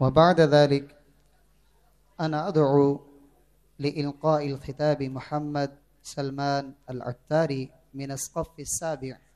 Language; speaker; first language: Arabic; non-native, learner; Urdu